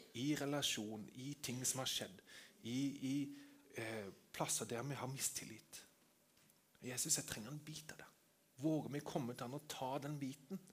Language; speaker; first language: Norwegian; native; Norwegian